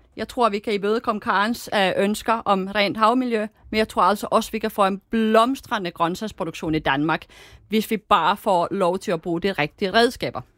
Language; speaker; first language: Danish; native; Danish